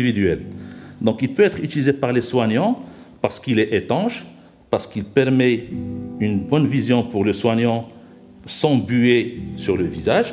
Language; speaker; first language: French; non-native, local second language; Arabic